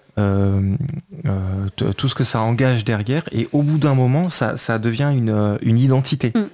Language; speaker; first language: French; native; French